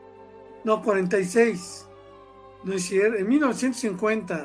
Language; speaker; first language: Spanish; native; Spanish